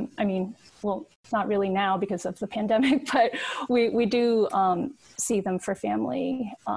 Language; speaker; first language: English; early bilingual, other home language; Cantonese